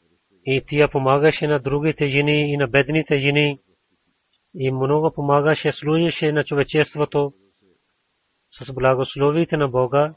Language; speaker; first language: Bulgarian; non-native, learner; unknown